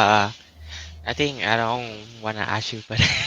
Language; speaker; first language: English; non-native, learner; Vietnamese